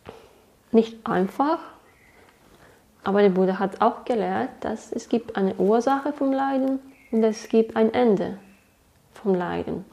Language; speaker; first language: German; non-native, fluent; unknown